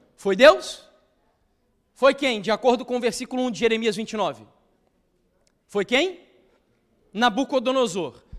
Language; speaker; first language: Portuguese; native; Portuguese